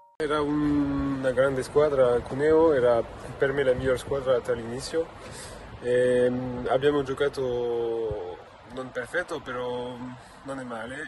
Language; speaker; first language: Italian; non-native, learner; French